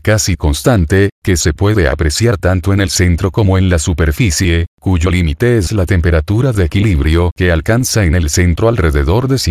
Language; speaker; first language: Spanish; native; Spanish